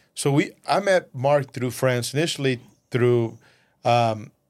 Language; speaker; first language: English; early bilingual, other home language; Spanish